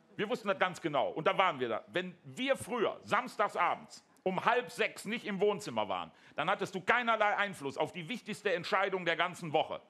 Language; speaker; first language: German; native; German